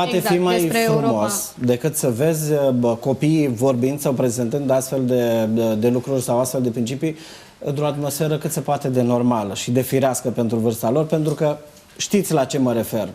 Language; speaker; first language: Romanian; native; Romanian